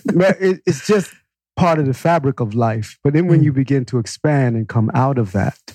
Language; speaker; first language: English; native; English